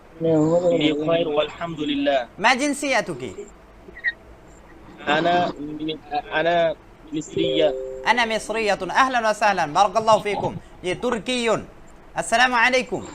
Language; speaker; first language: Arabic; non-native, fluent; Bangla